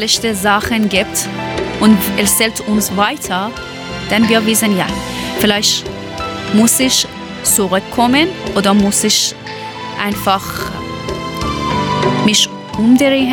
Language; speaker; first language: German; non-native, learner; Persian